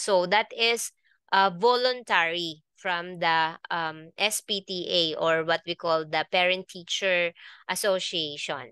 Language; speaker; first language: English; non-native, local second language; Filipino